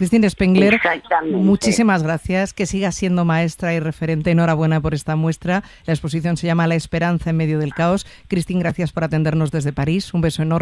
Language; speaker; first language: Spanish; native; Spanish